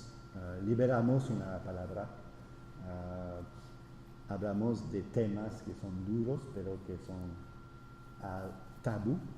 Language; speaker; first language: Spanish; non-native, fluent; French